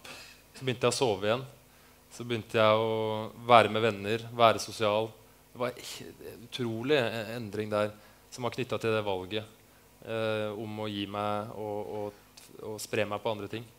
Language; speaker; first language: Norwegian; native; Norwegian